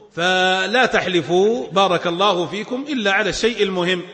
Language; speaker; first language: Arabic; native; Arabic